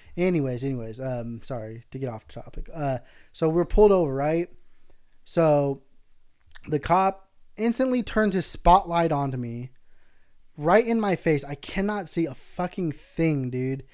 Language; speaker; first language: English; early bilingual, other home language; Spanish